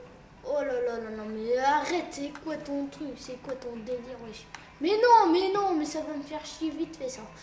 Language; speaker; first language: French; native; French